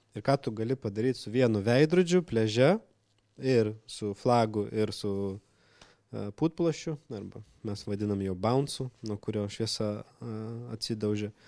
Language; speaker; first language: Lithuanian; non-native, local second language; Russian